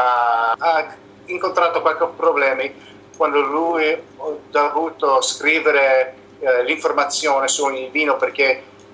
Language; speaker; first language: Italian; non-native, learner; English